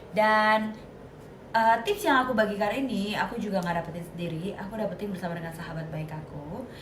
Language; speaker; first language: Indonesian; native; Indonesian